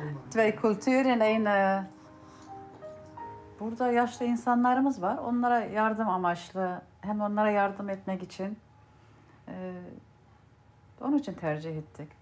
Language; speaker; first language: Turkish; early bilingual, other home language; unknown